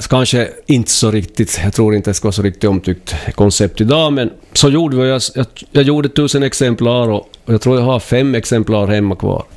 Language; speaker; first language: Swedish; native; Swedish